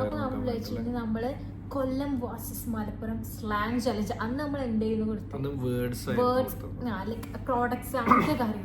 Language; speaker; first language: Malayalam; native; Malayalam